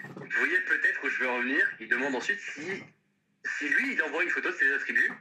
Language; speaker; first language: French; native; French